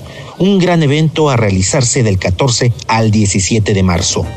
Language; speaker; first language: Spanish; native; Spanish